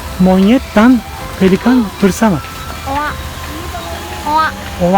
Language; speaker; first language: Indonesian; non-native, learner; Turkish